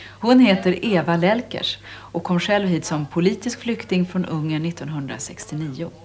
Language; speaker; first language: Swedish; native; Swedish